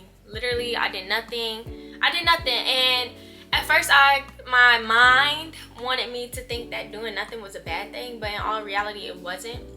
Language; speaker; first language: English; native; English